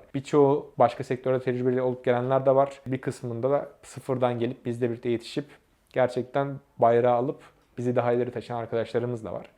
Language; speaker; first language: Turkish; native; Turkish